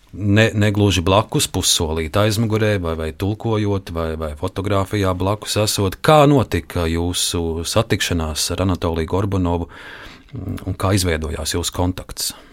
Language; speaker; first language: Latvian; native; Latvian